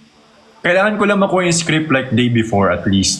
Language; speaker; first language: Filipino; native; Filipino